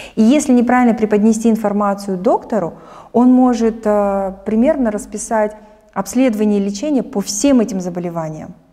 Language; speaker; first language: Russian; native; Russian